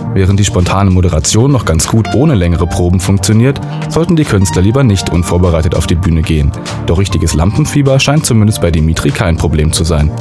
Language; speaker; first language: German; native; German